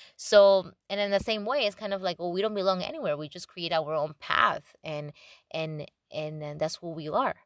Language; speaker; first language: English; non-native, fluent; Spanish